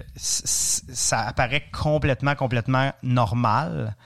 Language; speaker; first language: French; native; French